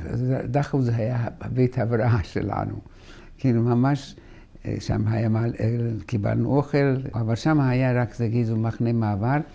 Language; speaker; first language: Hebrew; non-native, fluent; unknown